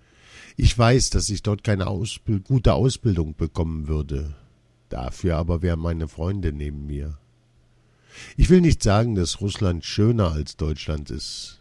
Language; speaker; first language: German; early bilingual, other home language; Russian